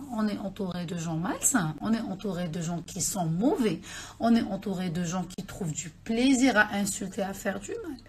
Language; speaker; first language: French; non-native, local second language; Arabic